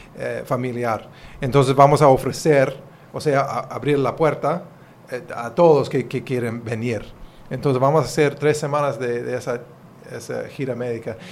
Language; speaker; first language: Spanish; non-native, fluent; English